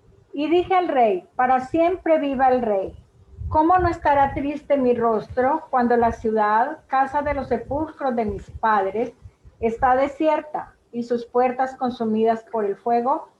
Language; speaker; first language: Spanish; native; Spanish